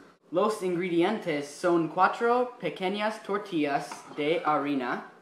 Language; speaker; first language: Spanish; non-native, learner; English